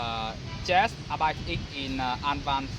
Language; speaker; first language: German; non-native, learner; Vietnamese